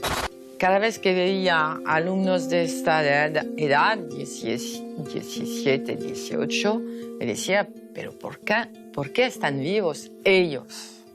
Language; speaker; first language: Spanish; non-native, fluent; French